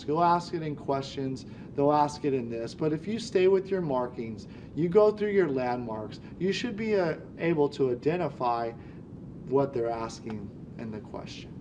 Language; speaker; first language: English; native; English